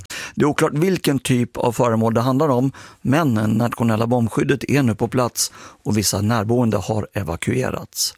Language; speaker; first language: Swedish; native; Swedish